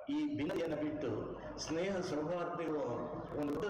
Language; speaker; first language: Kannada; non-native, local second language; Telugu